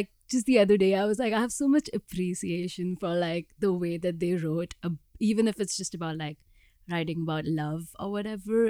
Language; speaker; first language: English; non-native, local second language; Hindi